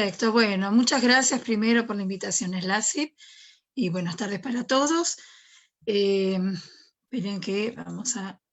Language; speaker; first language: Spanish; native; Spanish